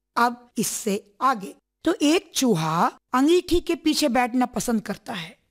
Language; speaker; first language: Hindi; non-native, local second language; Malayalam